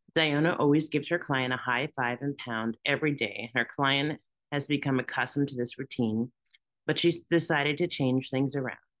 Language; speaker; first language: English; native; English